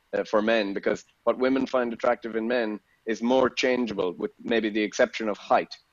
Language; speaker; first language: English; native; English